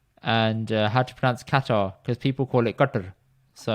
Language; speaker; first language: English; early bilingual, other home language; Punjabi